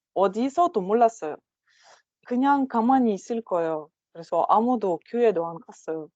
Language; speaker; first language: Korean; non-native, learner; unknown